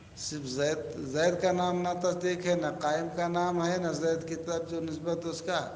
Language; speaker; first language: Urdu; native; Urdu